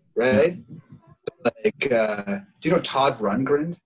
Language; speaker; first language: English; native; English